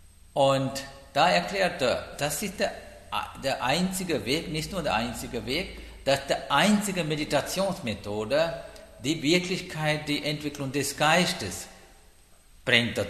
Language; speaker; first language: German; non-native, learner; Sinhala